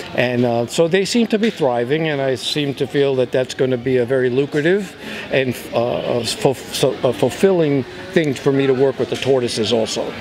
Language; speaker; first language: English; native; English